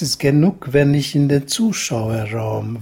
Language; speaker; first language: German; non-native, fluent; Hungarian